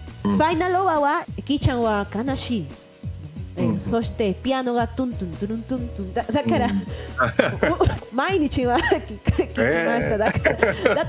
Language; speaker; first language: Japanese; non-native, learner; Spanish